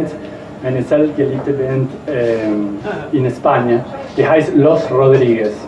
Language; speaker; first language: German; non-native, learner; Spanish